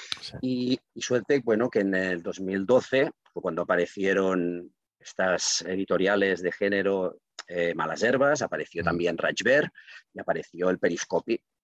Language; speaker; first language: Spanish; non-native, local second language; Catalan